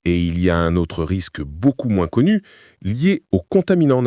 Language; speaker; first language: French; native; French